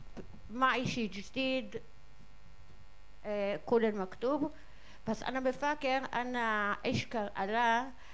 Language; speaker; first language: Arabic; non-native, learner; Hebrew